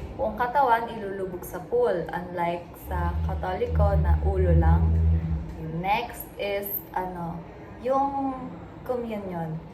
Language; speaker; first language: Filipino; native; Filipino